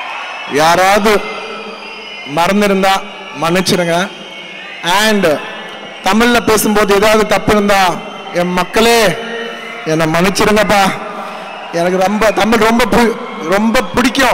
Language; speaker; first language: Tamil; non-native, local second language; Telugu